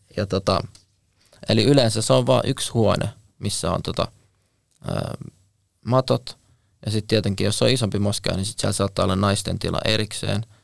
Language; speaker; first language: Finnish; native; Finnish